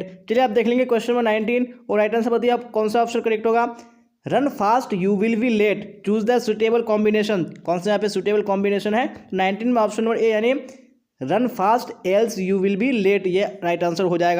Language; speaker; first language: Hindi; native; Hindi